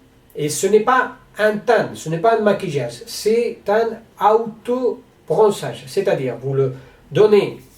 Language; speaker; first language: French; non-native, learner; Spanish